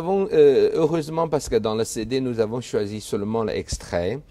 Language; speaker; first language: French; non-native, fluent; Chinese